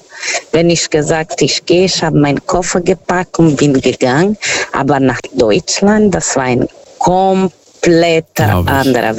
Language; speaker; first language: German; non-native, fluent; Portuguese